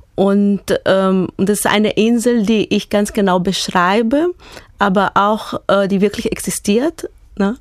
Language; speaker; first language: German; non-native, fluent; Portuguese